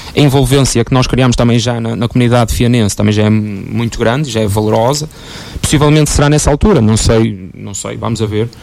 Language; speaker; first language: Portuguese; native; Portuguese